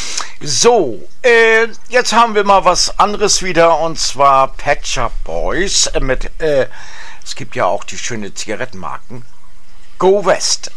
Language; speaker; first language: German; native; German